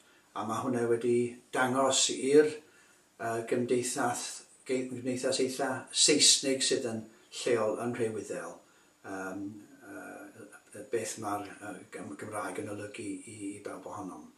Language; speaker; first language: Welsh; native; Welsh